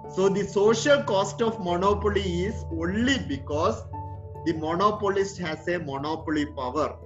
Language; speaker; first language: English; non-native, local second language; Malayalam